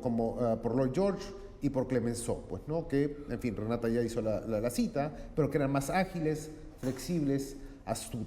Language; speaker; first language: Spanish; native; Spanish